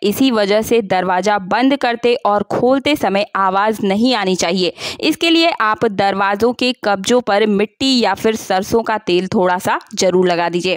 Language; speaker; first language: Hindi; native; Hindi